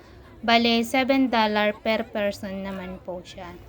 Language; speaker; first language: Filipino; native; Filipino